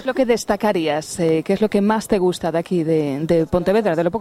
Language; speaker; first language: Spanish; native; Spanish